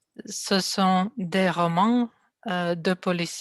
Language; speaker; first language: French; non-native, learner; Russian